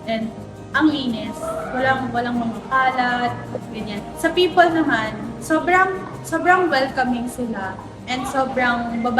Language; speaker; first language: Filipino; non-native, local second language; Bikol